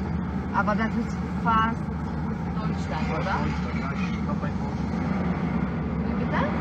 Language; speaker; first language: German; early bilingual, other home language; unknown